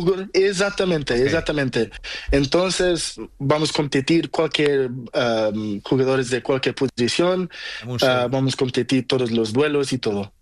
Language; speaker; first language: Spanish; non-native, learner; Portuguese